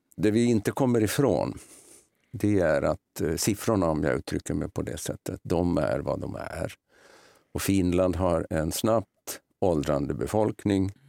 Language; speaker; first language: Swedish; native; Swedish